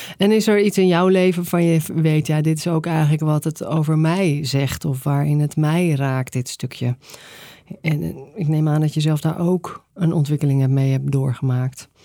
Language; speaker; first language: Dutch; native; Dutch